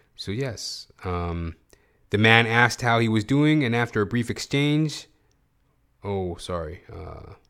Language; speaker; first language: English; early bilingual, other home language; Hindi